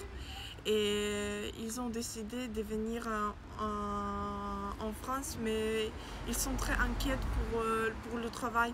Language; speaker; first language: French; non-native, learner; Ukrainian